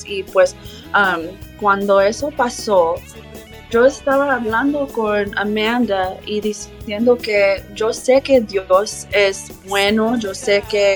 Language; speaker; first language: Spanish; early bilingual, heritage; English